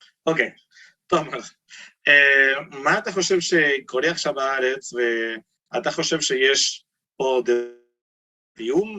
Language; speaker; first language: Hebrew; non-native, fluent; Spanish